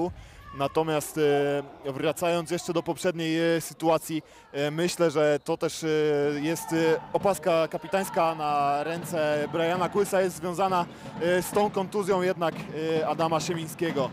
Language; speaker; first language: Polish; native; Polish